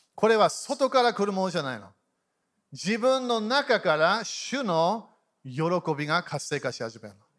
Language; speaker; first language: Japanese; native; Japanese